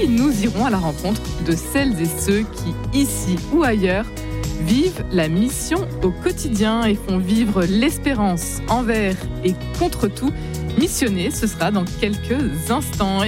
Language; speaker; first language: French; native; French